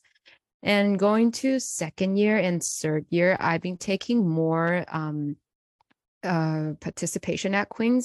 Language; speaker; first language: English; non-native, fluent; Chinese